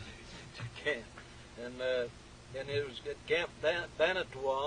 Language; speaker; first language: English; native; English